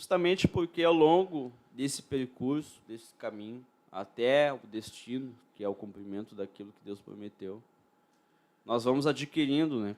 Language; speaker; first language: Portuguese; native; Portuguese